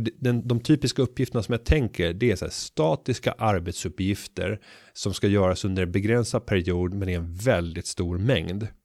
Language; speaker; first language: Swedish; native; Swedish